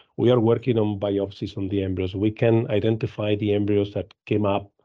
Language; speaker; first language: English; non-native, fluent; Spanish